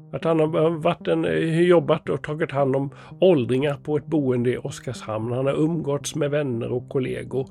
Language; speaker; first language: Swedish; native; Swedish